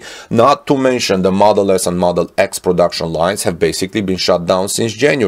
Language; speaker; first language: English; non-native, fluent; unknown